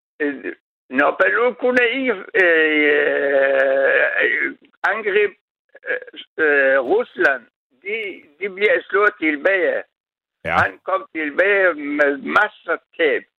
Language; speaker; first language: Danish; non-native, learner; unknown